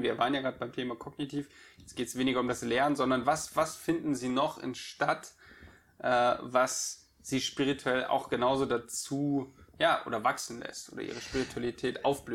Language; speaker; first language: German; native; German